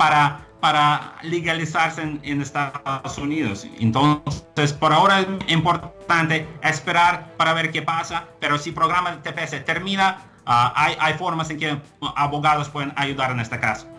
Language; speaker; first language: Spanish; non-native, fluent; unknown